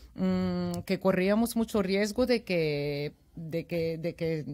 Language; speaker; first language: Spanish; non-native, fluent; Bulgarian